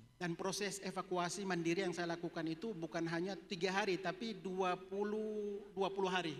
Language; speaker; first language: Indonesian; native; Indonesian